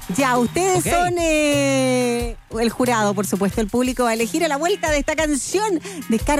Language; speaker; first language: Spanish; native; Spanish